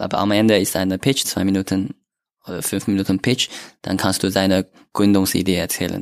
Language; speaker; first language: German; non-native, learner; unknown